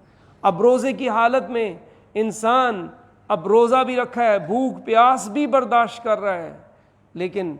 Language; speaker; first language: Urdu; native; Urdu